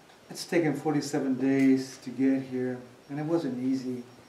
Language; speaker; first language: English; early bilingual, other home language; Spanish